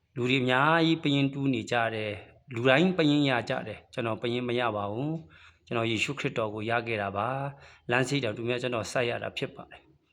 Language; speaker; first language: Burmese; non-native, local second language; Shwe Palaung